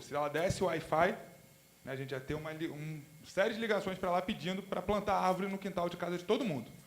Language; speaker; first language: Portuguese; native; Portuguese